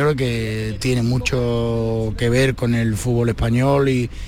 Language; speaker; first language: Spanish; native; Spanish